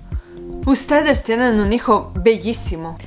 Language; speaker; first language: Spanish; non-native, fluent; Italian